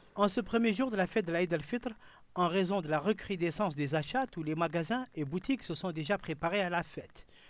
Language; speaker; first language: French; non-native, local second language; Arabic